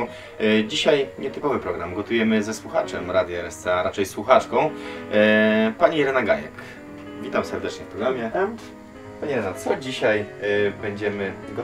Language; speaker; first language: Polish; native; Polish